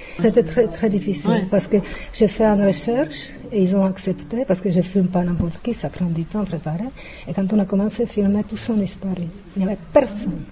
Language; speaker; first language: French; non-native, fluent; Czech